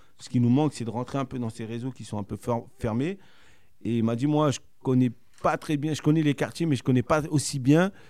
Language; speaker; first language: French; native; French